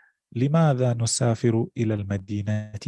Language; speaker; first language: Arabic; non-native, fluent; English